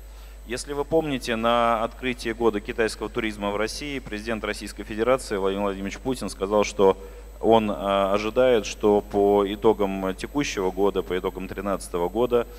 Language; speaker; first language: Russian; native; Russian